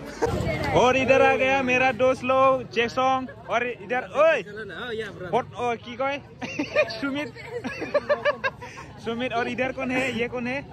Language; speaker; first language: Hindi; non-native, local second language; Assamese